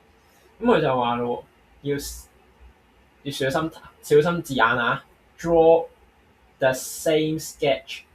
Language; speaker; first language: Cantonese; native; Cantonese